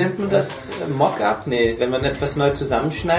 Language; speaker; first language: German; native; German